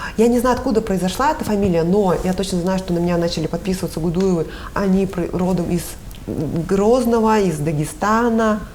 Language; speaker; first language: Russian; native; Russian